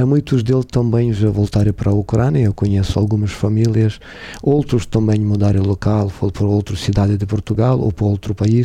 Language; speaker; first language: Portuguese; non-native, learner; Ukrainian